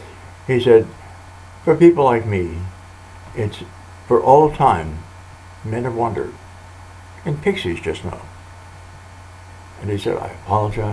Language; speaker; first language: English; native; English